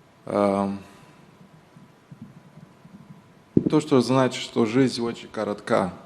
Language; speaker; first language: Russian; non-native, local second language; Romanian